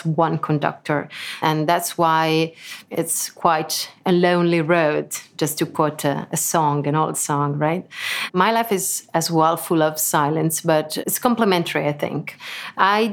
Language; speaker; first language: English; non-native, fluent; Italian